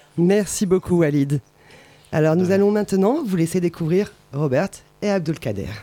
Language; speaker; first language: French; native; French